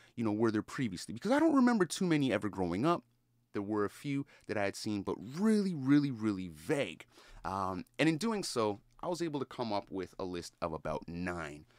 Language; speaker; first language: English; native; English